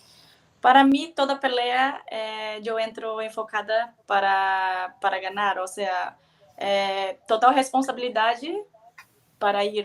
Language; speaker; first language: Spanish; non-native, learner; Portuguese